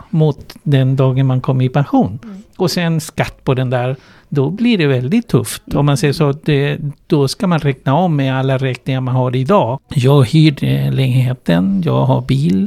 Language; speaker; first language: Swedish; non-native, fluent; Spanish